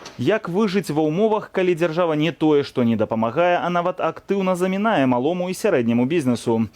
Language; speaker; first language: Belarusian; native; Belarusian